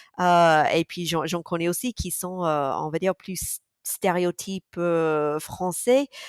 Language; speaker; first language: French; non-native, fluent; English